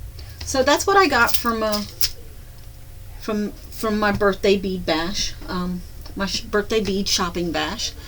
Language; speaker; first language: English; native; English